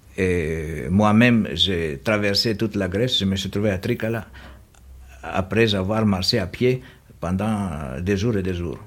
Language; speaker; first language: French; non-native, fluent; Greek